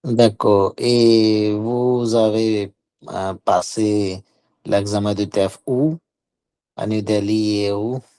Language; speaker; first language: French; non-native, learner; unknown